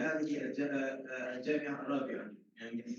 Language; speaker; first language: Arabic; non-native, fluent; Malay